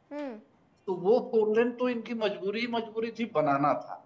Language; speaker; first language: Hindi; native; Hindi